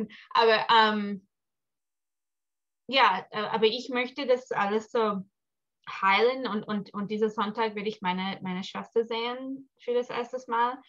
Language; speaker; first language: German; early bilingual, heritage; English